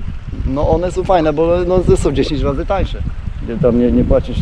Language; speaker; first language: Polish; native; Polish